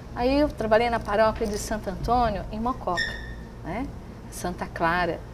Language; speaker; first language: Portuguese; native; Portuguese